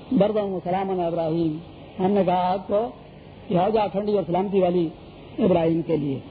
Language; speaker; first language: Urdu; non-native, local second language; Pashto